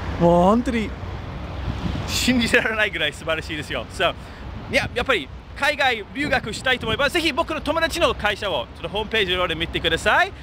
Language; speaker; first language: Japanese; non-native, fluent; English